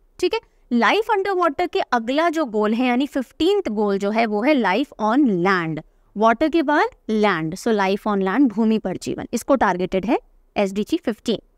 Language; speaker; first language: Hindi; native; Hindi